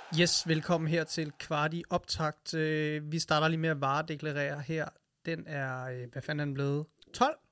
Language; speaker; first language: Danish; native; Danish